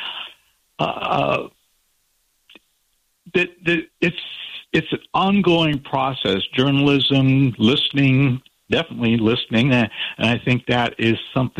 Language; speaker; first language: English; native; English